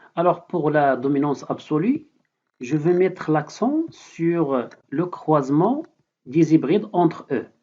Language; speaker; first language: French; non-native, local second language; Arabic